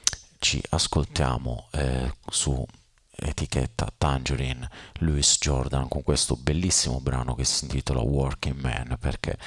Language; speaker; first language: Italian; native; Italian